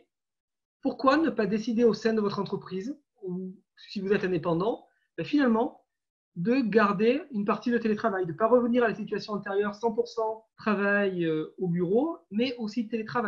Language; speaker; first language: French; native; French